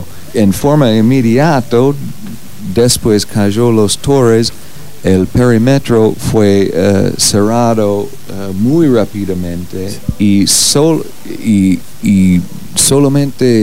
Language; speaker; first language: Spanish; non-native, learner; English